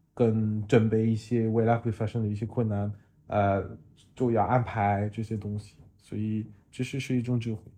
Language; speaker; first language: Chinese; non-native, fluent; French